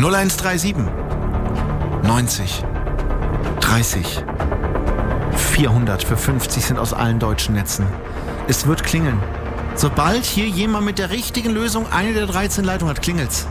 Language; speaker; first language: German; native; German